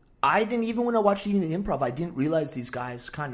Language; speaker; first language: English; native; English